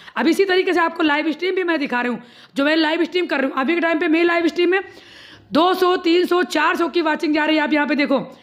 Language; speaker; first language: Hindi; native; Hindi